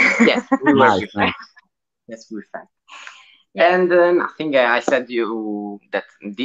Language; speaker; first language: English; non-native, learner; Italian